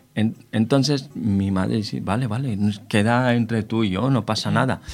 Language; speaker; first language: Spanish; non-native, fluent; Hebrew